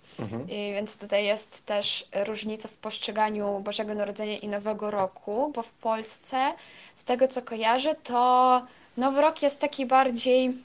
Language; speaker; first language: Polish; non-native, fluent; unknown